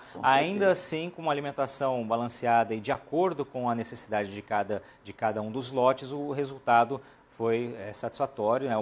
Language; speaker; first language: Portuguese; native; Portuguese